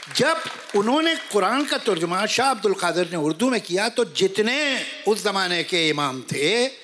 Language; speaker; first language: Hindi; native; Hindi